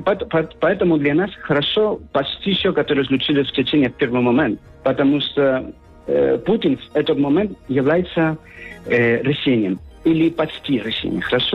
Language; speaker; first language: Russian; non-native, learner; Spanish